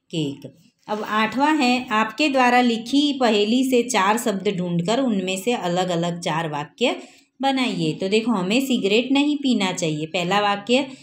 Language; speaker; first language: Hindi; non-native, local second language; Gujarati